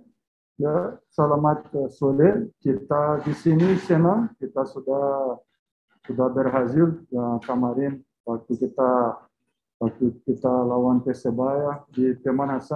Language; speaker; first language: Indonesian; non-native, fluent; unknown